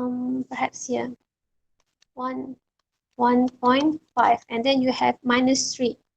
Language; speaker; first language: English; non-native, local second language; Malay